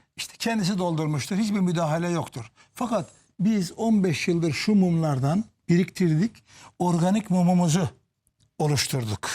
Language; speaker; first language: Turkish; native; Turkish